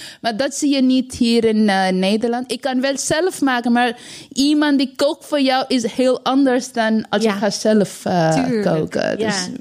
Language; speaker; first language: Dutch; non-native, learner; Bangla